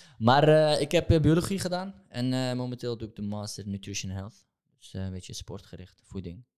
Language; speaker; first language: Dutch; early bilingual, other home language; Turkish